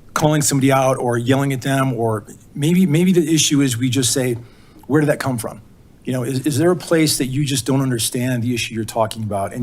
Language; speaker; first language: English; native; English